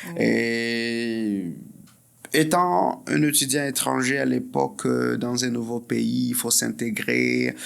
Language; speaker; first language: French; non-native, local second language; Swahili